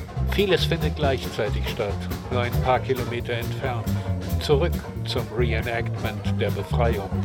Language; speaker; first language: German; native; German